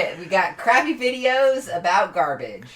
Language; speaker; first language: English; native; English